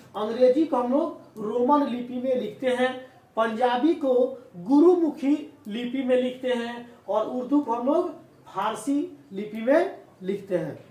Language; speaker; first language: Hindi; native; Hindi